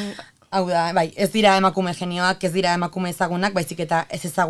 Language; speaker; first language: Basque; native; Basque